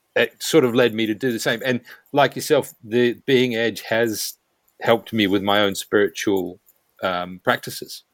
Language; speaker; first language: English; native; English